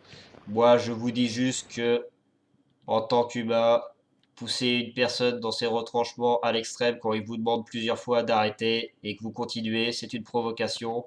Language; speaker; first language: French; native; French